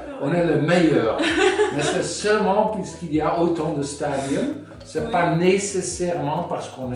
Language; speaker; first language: French; non-native, fluent; Dutch